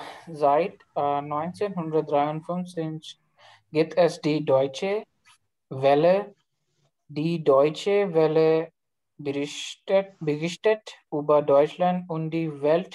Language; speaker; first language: German; non-native, learner; Urdu